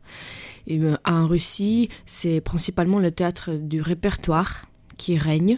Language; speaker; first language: French; non-native, fluent; Russian